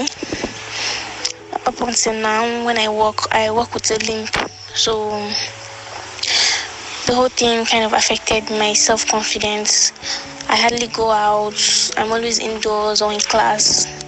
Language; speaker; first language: English; non-native, local second language; Yoruba